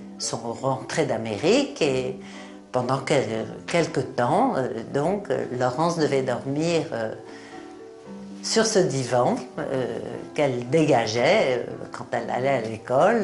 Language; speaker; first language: French; native; French